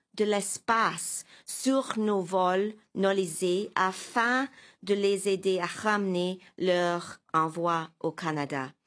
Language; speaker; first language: French; non-native, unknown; English